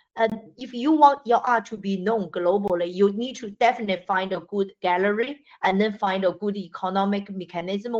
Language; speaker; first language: English; non-native, fluent; Chinese